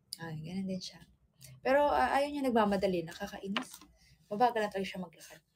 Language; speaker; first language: Filipino; native; Filipino